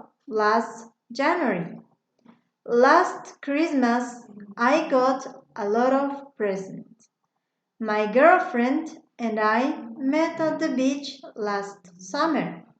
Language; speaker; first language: English; non-native, fluent; Spanish